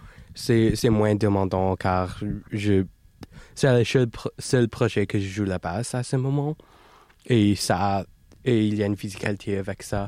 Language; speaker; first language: French; non-native, local second language; English